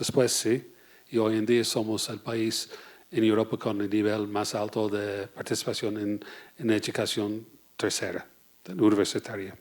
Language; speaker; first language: Spanish; non-native, fluent; English